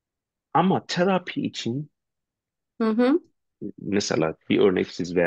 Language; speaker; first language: Turkish; non-native, learner; Persian